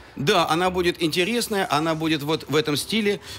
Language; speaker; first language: Russian; native; Russian